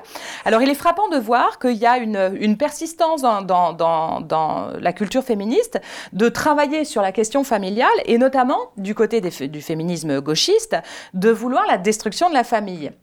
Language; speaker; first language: French; native; French